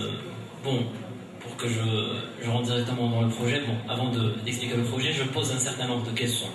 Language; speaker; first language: French; non-native, local second language; Arabic